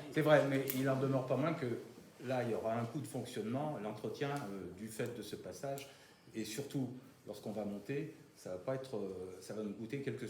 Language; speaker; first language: French; native; French